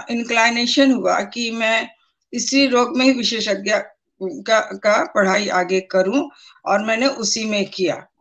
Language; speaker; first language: Hindi; native; Hindi